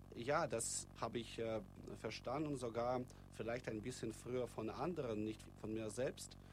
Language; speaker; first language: German; non-native, fluent; Russian